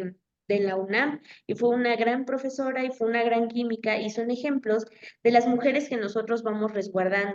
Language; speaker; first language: Spanish; native; Spanish